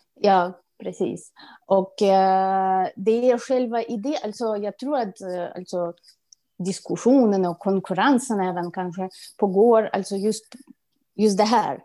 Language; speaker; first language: Swedish; non-native, fluent; Russian